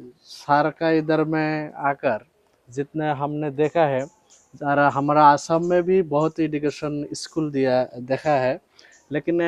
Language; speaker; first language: Hindi; non-native, local second language; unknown